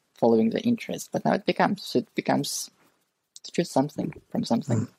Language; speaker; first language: English; non-native, fluent; Russian